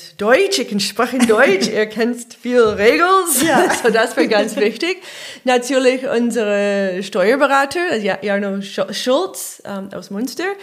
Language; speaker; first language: German; non-native, learner; English